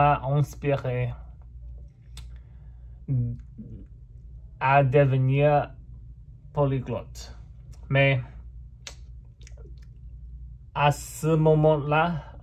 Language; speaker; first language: French; non-native, fluent; English